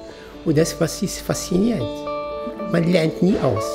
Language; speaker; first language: German; non-native, fluent; Arabic